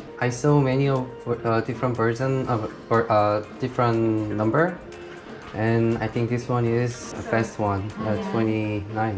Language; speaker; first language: English; non-native, learner; Korean